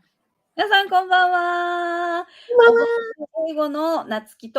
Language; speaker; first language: Japanese; native; Japanese